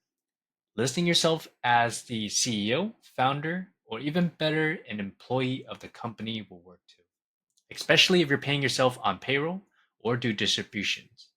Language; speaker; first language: English; native; English